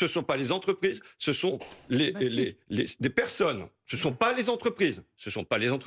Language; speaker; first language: French; native; French